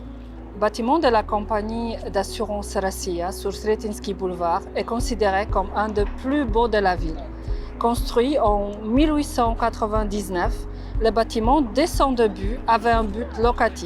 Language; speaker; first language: French; non-native, fluent; Russian